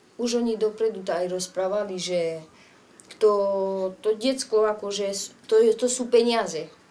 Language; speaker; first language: Slovak; non-native, local second language; Romany